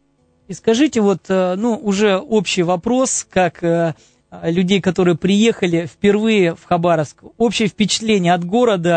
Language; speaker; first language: Russian; native; Russian